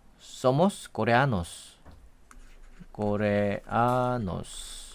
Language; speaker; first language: Spanish; non-native, fluent; Korean